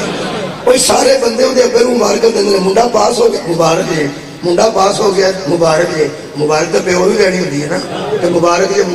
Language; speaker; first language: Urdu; non-native, local second language; Punjabi